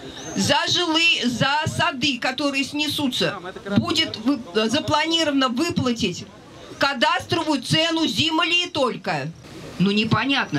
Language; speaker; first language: Russian; native; Russian